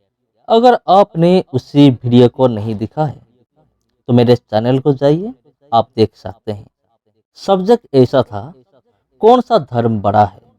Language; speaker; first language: Hindi; non-native, local second language; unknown